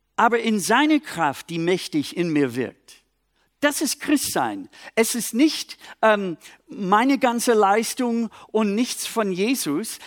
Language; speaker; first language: German; non-native, fluent; English